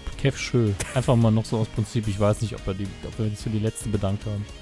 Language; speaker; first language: German; native; German